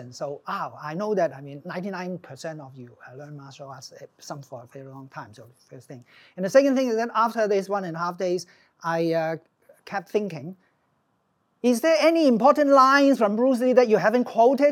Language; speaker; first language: English; non-native, local second language; Cantonese